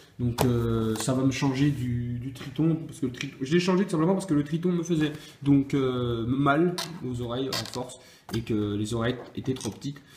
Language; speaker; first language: French; native; French